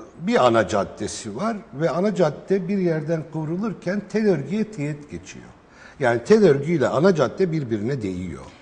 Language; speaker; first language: Turkish; non-native, local second language; Arabic